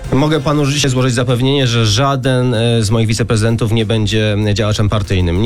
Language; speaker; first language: Polish; native; Polish